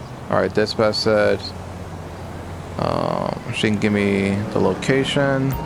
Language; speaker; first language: English; native; English